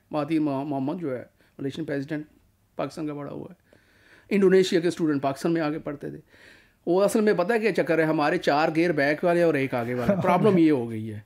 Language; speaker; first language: Urdu; non-native, local second language; Punjabi